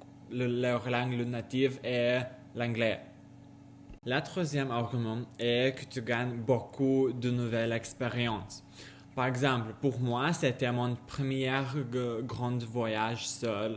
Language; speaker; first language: French; non-native, learner; Lithuanian